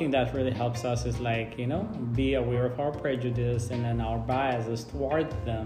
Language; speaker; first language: English; non-native, fluent; Amharic